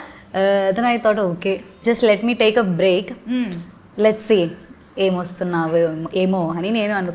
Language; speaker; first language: Telugu; non-native, learner; Malayalam